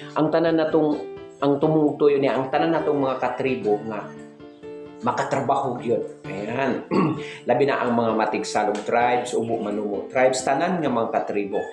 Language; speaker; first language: Cebuano; non-native, local second language; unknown